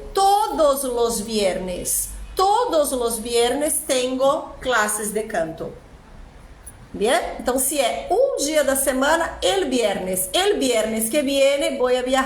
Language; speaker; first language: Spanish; non-native, fluent; Portuguese